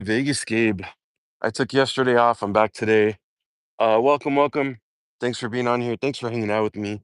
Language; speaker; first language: English; native; English